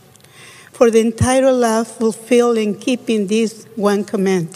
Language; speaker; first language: English; non-native, learner; Spanish